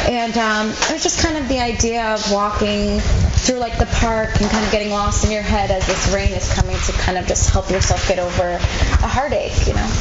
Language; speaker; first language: English; native; English